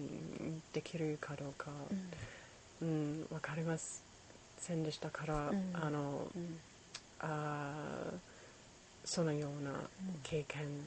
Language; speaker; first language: Japanese; non-native, learner; English